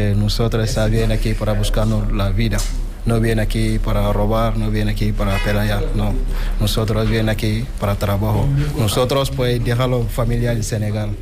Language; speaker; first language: Spanish; non-native, learner; Wolof